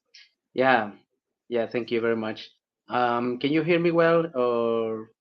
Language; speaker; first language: English; non-native, fluent; Spanish